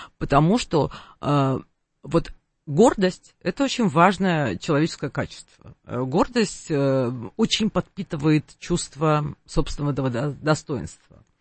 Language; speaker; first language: Russian; non-native, local second language; Armenian